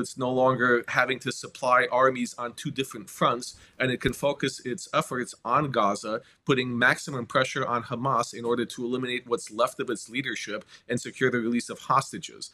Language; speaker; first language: English; native; English